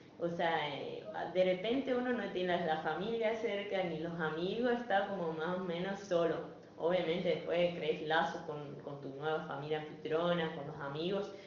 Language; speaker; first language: Spanish; non-native, fluent; German